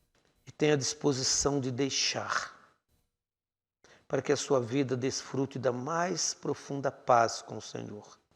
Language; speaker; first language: Portuguese; native; Portuguese